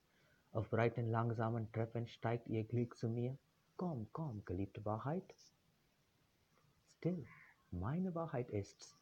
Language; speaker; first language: German; non-native, fluent; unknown